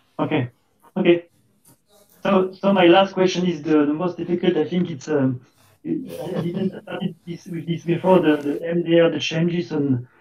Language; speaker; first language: English; non-native, fluent; French